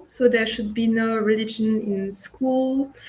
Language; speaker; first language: English; non-native, fluent; French